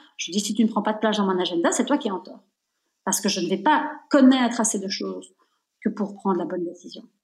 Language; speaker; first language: French; native; French